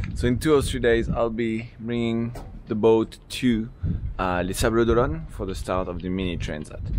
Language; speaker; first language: English; non-native, fluent; French